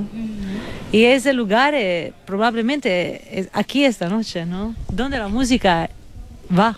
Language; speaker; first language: Spanish; non-native, fluent; Italian